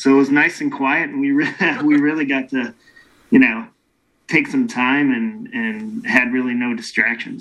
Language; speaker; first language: English; native; English